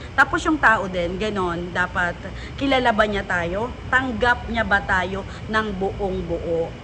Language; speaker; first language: Filipino; native; Filipino